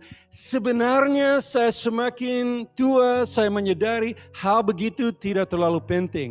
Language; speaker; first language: Indonesian; non-native, learner; English